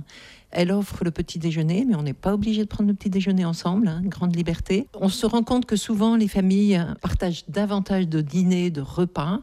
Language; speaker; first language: French; native; French